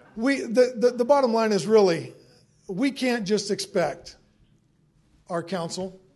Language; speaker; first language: English; native; English